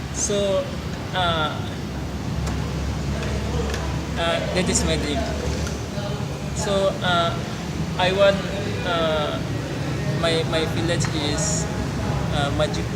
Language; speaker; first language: English; non-native, learner; Indonesian